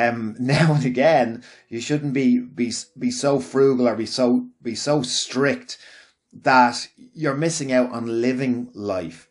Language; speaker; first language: English; native; English